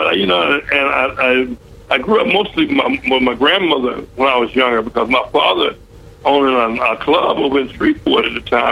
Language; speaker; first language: English; native; English